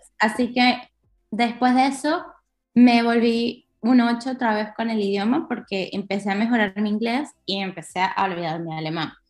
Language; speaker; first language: Spanish; native; Spanish